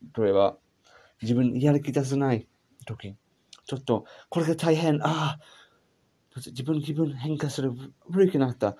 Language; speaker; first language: Japanese; non-native, learner; English